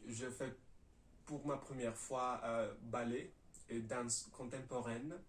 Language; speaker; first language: French; non-native, learner; Spanish